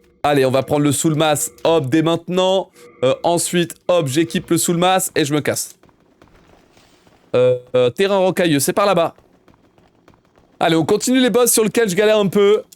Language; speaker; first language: French; native; French